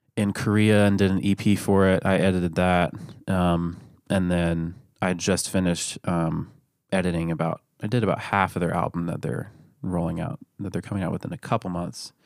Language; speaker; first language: English; native; English